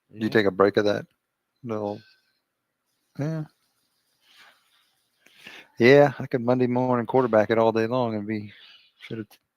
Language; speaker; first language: English; native; English